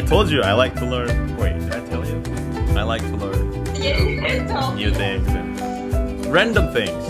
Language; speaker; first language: English; non-native, fluent; Indonesian